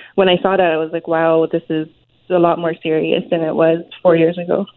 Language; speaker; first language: English; non-native, local second language; Cantonese